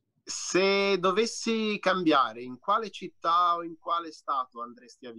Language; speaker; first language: Italian; native; Italian